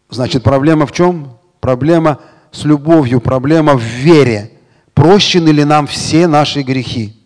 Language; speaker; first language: Russian; native; Russian